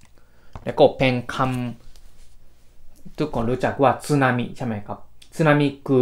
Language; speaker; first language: Thai; non-native, fluent; Japanese